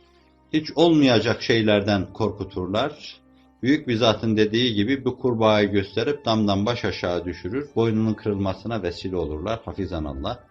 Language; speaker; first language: Turkish; native; Turkish